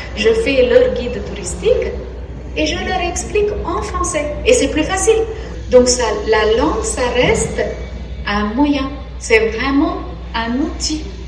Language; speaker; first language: French; non-native, fluent; Tamil